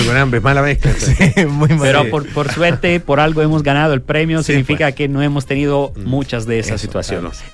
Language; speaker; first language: Spanish; non-native, fluent; Italian